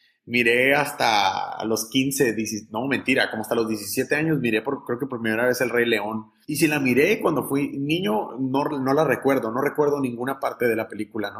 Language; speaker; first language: Spanish; native; Spanish